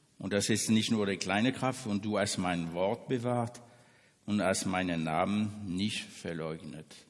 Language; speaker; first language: German; non-native, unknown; French